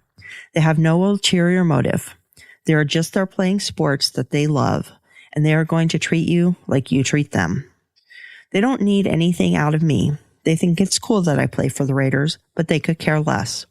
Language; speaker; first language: English; native; English